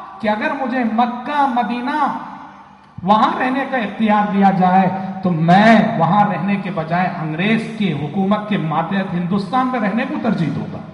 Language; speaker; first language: Urdu; native; Urdu